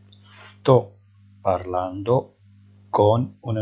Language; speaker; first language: Italian; non-native, fluent; Arabic